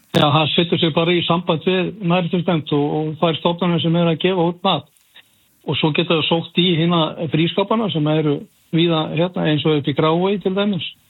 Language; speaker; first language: Icelandic; native; Icelandic